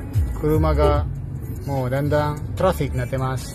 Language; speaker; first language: Japanese; non-native, fluent; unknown